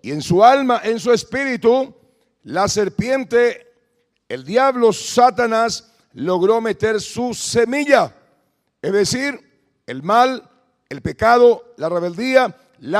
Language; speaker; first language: Spanish; native; Spanish